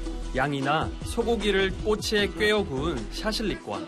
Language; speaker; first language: Korean; native; Korean